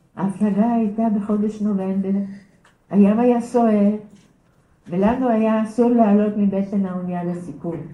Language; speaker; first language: Hebrew; early bilingual, other home language; Bulgarian